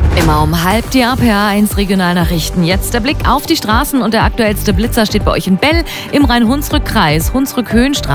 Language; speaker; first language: German; native; German